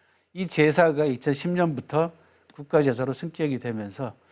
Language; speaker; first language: Korean; native; Korean